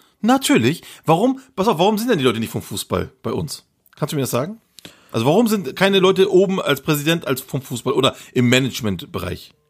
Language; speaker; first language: German; early bilingual, other home language; Turkish